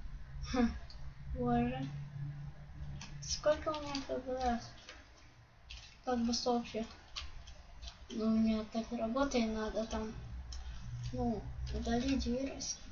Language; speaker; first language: Russian; non-native, local second language; Ukrainian